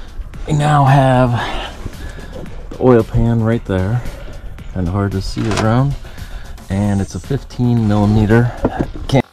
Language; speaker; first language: English; native; English